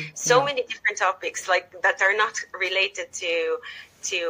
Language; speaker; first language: English; non-native, fluent; Hebrew